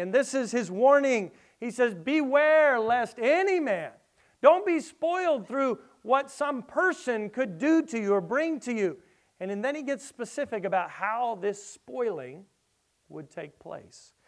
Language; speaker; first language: English; native; English